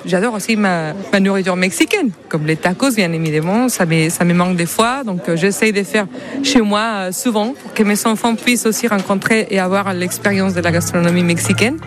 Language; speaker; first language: French; non-native, fluent; Spanish